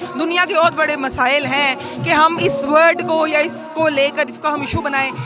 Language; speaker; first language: Urdu; early bilingual, heritage; Urdu